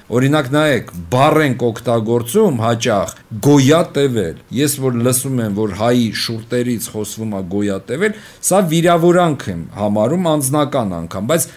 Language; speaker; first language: Armenian; native; Armenian